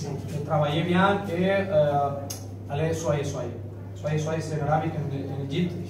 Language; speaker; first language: French; non-native, learner; Spanish